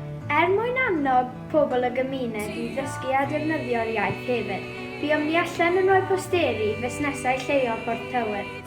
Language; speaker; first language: Welsh; non-native, local second language; English